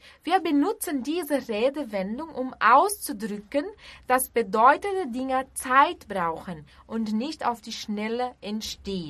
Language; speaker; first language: German; non-native, fluent; Portuguese